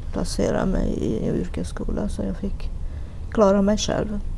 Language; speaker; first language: Swedish; non-native, fluent; Hungarian